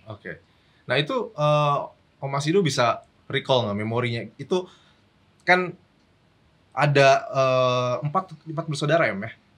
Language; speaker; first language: Indonesian; native; Indonesian